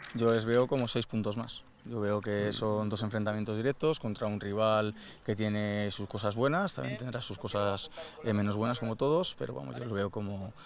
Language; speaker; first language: Spanish; native; Spanish